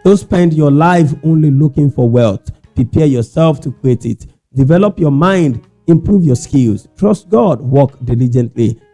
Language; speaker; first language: English; non-native, local second language; Yoruba